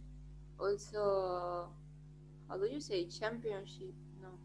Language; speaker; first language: English; non-native, fluent; Spanish